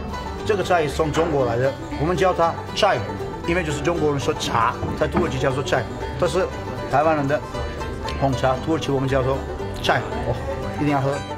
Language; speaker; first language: Chinese; non-native, fluent; Turkish